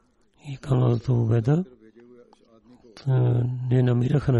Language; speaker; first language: Bulgarian; non-native, learner; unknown